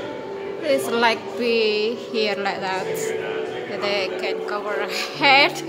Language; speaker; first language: English; non-native, learner; Indonesian